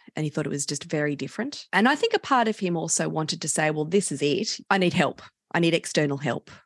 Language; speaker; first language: English; native; English